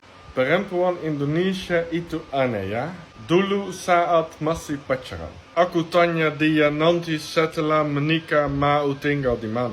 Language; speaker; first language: Indonesian; non-native, fluent; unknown